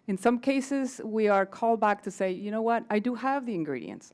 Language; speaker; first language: English; non-native, fluent; Spanish